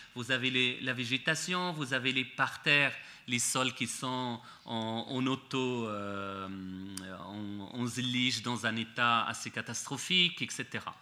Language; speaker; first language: French; non-native, local second language; Arabic